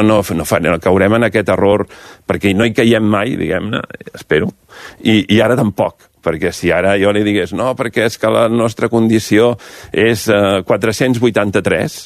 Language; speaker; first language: Catalan; native; Catalan